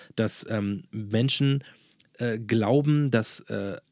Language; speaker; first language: German; native; German